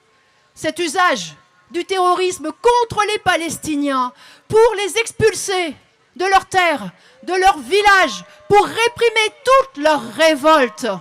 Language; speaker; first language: French; native; French